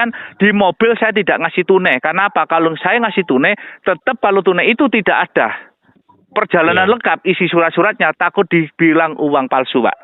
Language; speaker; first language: Indonesian; non-native, local second language; Javanese